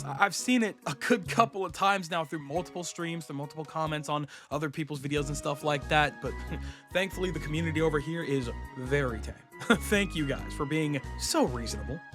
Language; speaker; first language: English; native; English